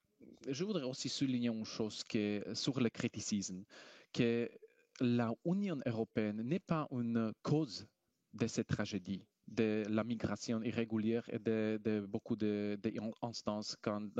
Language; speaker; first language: French; non-native, fluent; Slovak